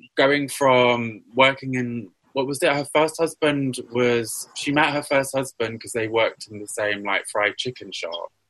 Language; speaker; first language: English; native; English